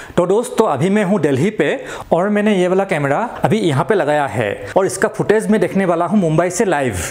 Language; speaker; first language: Hindi; non-native, local second language; Assamese